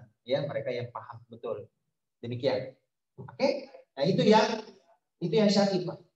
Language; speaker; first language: Indonesian; native; Indonesian